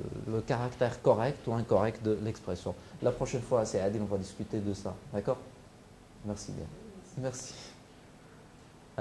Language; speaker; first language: French; non-native, local second language; Arabic